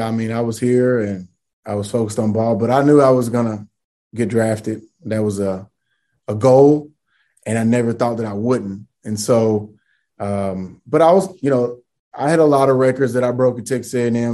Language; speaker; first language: English; native; English